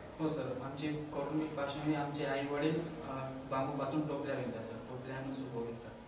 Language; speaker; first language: Marathi; native; Marathi